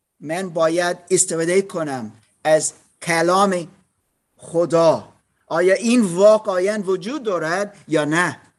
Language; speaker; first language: Persian; non-native, learner; German